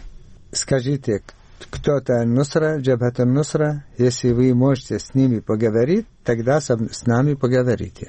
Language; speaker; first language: Russian; non-native, learner; Arabic